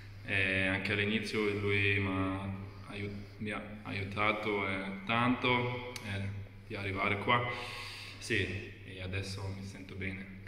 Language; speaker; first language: Italian; non-native, fluent; German